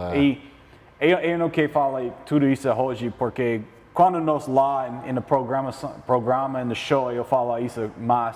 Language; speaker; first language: Portuguese; non-native, learner; English